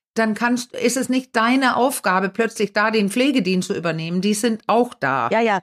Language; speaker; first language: German; non-native, fluent; Danish